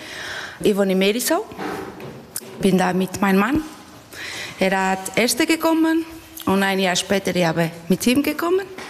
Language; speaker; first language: German; non-native, learner; Portuguese